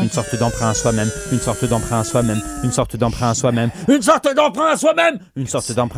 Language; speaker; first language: French; native; French